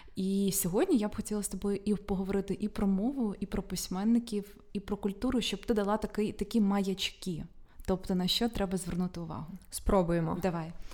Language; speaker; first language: Ukrainian; native; Ukrainian